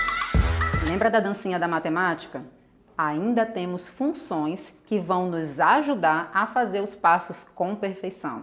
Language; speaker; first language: Portuguese; native; Portuguese